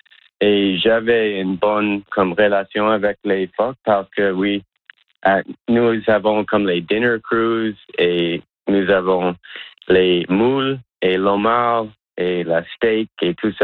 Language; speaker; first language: French; non-native, local second language; English